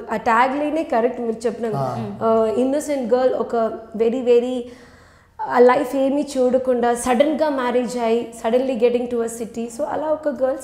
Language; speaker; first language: Telugu; non-native, learner; Malayalam